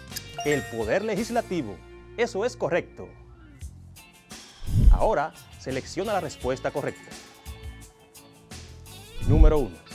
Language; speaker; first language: Spanish; native; Spanish